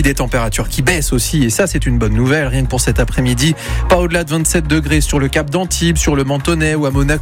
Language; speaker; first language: French; native; French